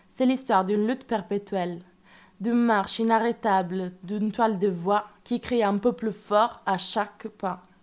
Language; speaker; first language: French; non-native, fluent; Italian